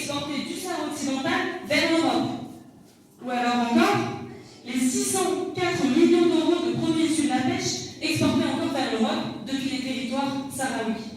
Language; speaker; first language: French; native; French